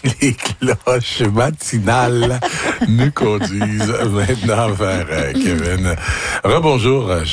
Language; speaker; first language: French; native; French